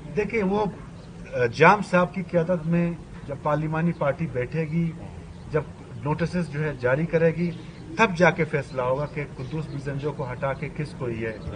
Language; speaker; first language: Urdu; non-native, local second language; Baluchi